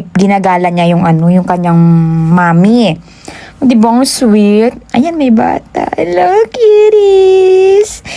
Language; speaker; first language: Filipino; non-native, local second language; Hiligaynon